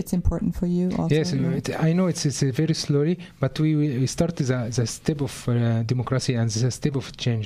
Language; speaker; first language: English; non-native, learner; Arabic